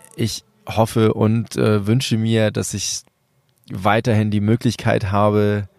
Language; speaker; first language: German; early bilingual, other home language; Spanish